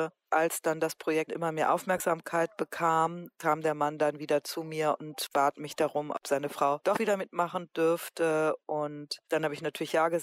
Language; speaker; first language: German; native; German